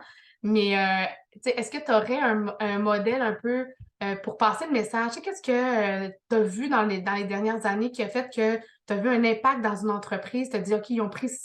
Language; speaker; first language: French; native; French